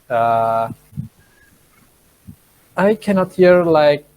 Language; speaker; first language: English; non-native, fluent; Indonesian